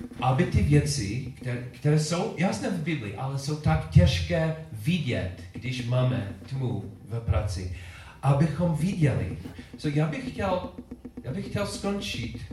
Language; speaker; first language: Czech; non-native, learner; English